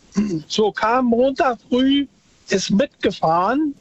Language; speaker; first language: German; native; German